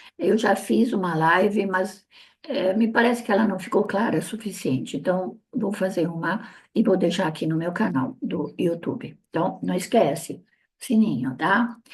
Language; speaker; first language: Portuguese; early bilingual, other home language; Italian